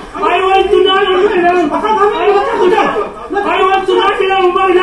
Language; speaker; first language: English; non-native, fluent; Arabic